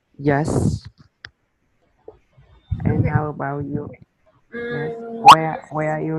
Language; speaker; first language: English; non-native, learner; Vietnamese